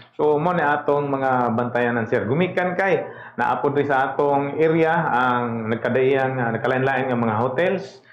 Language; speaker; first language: Cebuano; native; Cebuano